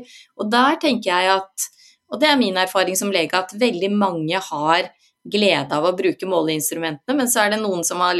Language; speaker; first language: Norwegian; native; Norwegian